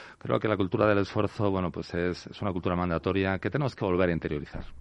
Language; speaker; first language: Spanish; native; Spanish